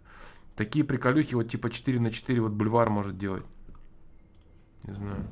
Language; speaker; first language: Russian; native; Russian